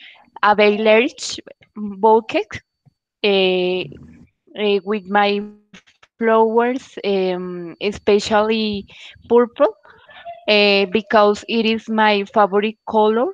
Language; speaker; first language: English; non-native, learner; Spanish